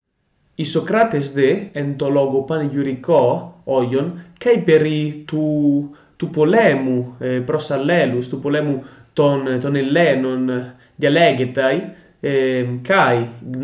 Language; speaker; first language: Greek; non-native, learner; Italian